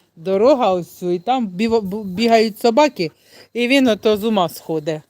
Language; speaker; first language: Ukrainian; native; Ukrainian